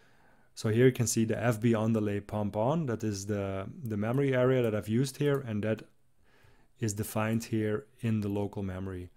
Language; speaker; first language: English; non-native, fluent; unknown